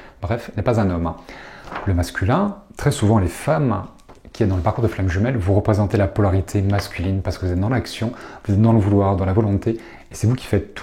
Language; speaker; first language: French; native; French